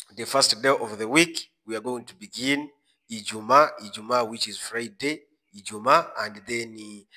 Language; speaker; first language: English; non-native, local second language; Swahili